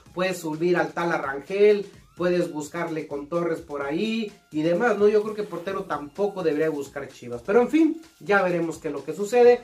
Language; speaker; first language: Spanish; native; Spanish